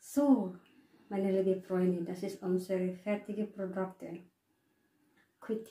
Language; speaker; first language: German; non-native, learner; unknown